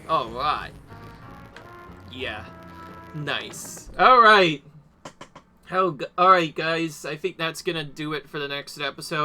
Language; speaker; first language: English; native; English